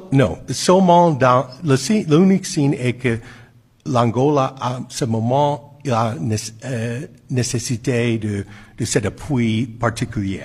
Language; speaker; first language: French; non-native, fluent; English